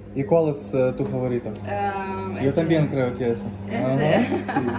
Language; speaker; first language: Spanish; non-native, learner; Russian